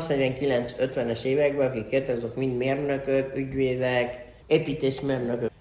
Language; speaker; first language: Hungarian; early bilingual, heritage; Hungarian